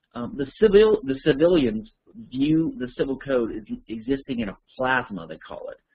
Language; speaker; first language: English; native; English